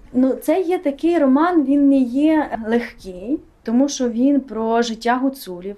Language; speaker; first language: Ukrainian; native; Ukrainian